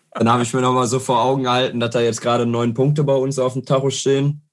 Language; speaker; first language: German; native; German